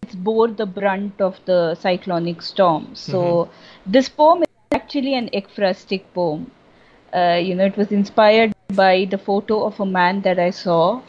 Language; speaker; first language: English; non-native, local second language; Bangla